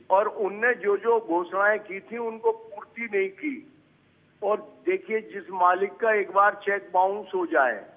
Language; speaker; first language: Hindi; native; Hindi